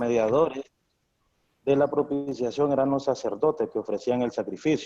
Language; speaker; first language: Spanish; native; Spanish